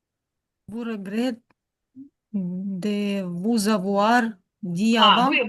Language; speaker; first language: French; non-native, learner; Ukrainian